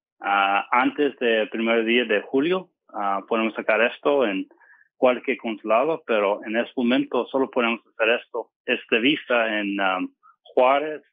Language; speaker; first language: Spanish; non-native, fluent; English